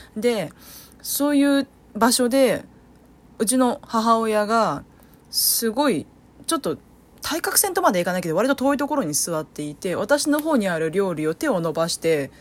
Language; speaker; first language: Japanese; early bilingual, other home language; Vietnamese